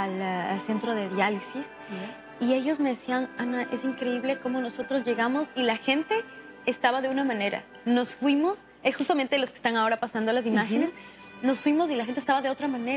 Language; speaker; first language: Spanish; native; Spanish